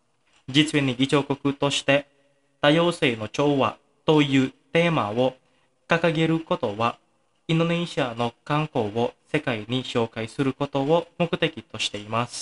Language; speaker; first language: Japanese; non-native, fluent; Indonesian